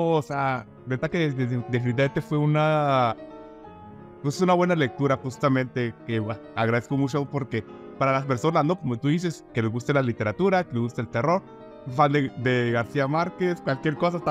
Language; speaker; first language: Spanish; native; Spanish